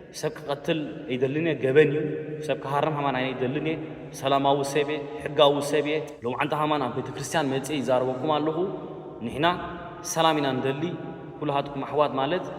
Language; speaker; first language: Tigrinya; early bilingual, heritage; Tigrinya